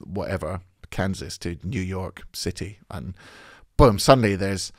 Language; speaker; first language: English; native; English